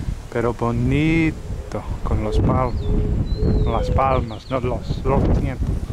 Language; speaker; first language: Spanish; non-native, learner; English